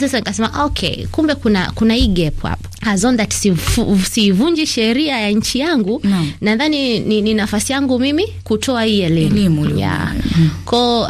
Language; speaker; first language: Swahili; native; Swahili